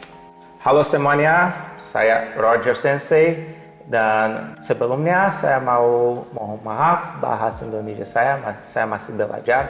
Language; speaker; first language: Indonesian; non-native, learner; Portuguese